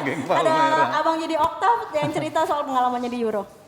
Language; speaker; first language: Indonesian; native; Indonesian